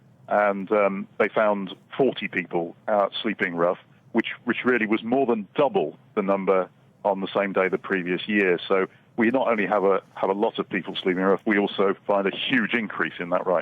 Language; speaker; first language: English; native; English